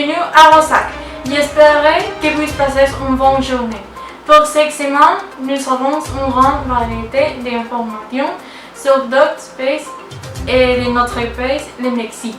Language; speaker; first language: French; non-native, learner; Spanish